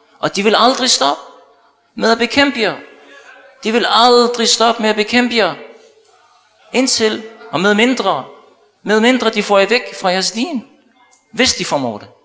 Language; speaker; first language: Danish; early bilingual, other home language; Arabic